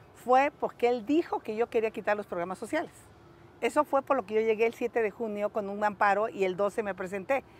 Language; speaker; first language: Spanish; native; Spanish